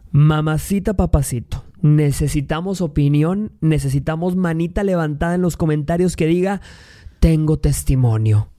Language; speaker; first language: Spanish; native; Spanish